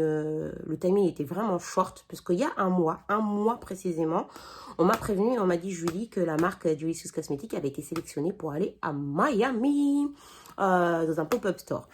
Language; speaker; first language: French; native; French